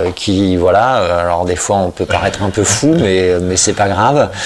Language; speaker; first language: French; native; French